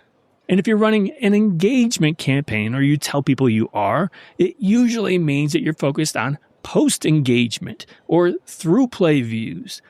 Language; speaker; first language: English; native; English